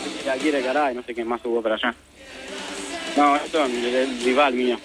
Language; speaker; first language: Spanish; non-native, fluent; Romanian